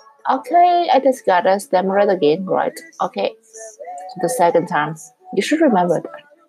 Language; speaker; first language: English; non-native, learner; Vietnamese